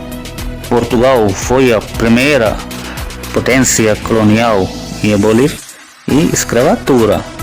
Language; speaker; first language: Portuguese; non-native, learner; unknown